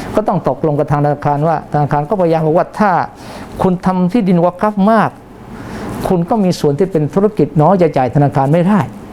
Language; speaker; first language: Thai; non-native, local second language; Malay